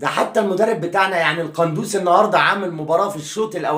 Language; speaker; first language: Arabic; native; Arabic